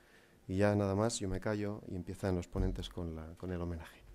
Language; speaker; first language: Spanish; native; Spanish